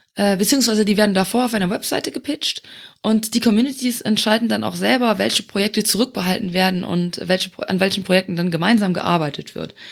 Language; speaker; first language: German; non-native, local second language; Luxembourgish